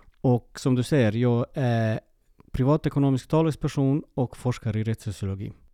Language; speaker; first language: Swedish; early bilingual, other home language; Serbian